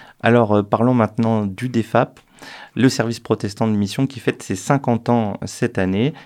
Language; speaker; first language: French; native; French